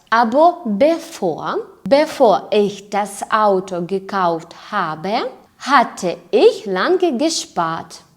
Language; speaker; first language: German; non-native, fluent; Ukrainian